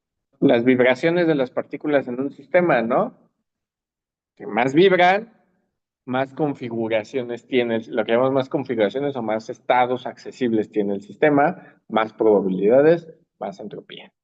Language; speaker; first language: Spanish; native; Spanish